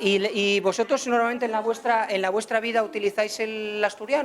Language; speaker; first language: Spanish; native; Spanish